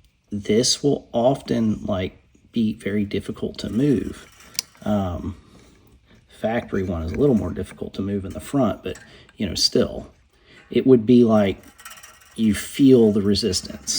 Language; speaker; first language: English; native; English